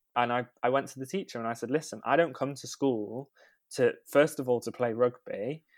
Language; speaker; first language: English; native; English